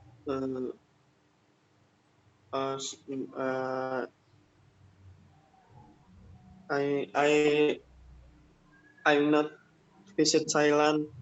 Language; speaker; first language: English; non-native, learner; Indonesian